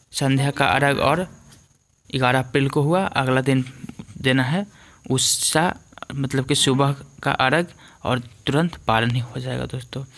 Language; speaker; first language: Hindi; native; Hindi